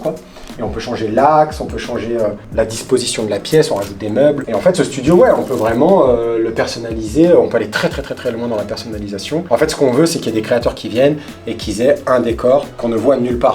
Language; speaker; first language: French; native; French